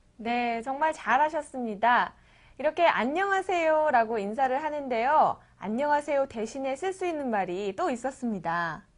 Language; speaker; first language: Korean; native; Korean